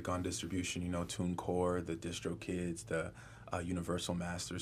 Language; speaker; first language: English; native; English